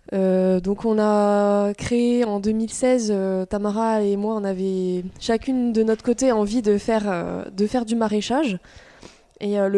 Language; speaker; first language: French; native; French